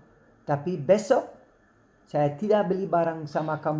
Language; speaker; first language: Indonesian; non-native, learner; Dutch